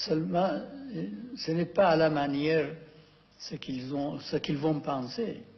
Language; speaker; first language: French; non-native, fluent; Amharic